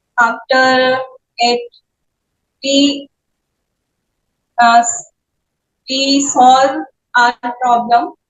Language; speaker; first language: English; non-native, learner; Hindi